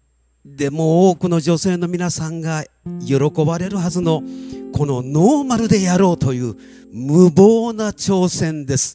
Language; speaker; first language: Japanese; native; Japanese